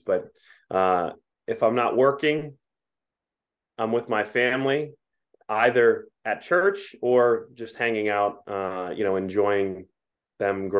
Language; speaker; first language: English; native; English